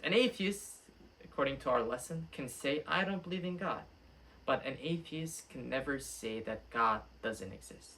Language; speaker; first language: English; non-native, fluent; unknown